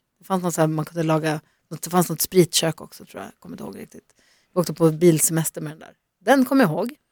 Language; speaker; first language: Swedish; native; Swedish